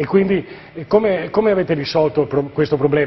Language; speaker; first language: Italian; native; Italian